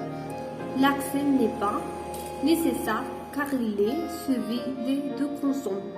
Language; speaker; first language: French; non-native, learner; Spanish